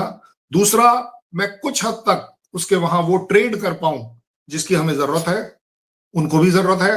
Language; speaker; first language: Hindi; native; Hindi